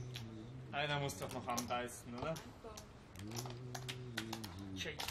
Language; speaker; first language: German; native; German